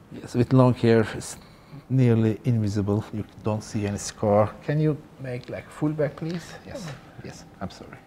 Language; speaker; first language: English; non-native, learner; Turkish